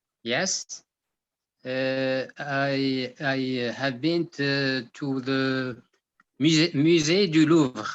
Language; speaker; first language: English; non-native, local second language; Arabic